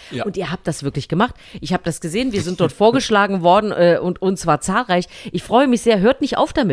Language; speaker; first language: German; native; German